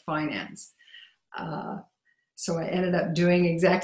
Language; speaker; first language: English; native; English